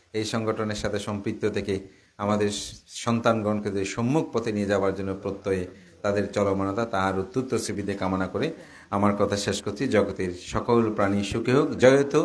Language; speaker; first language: Bangla; native; Bangla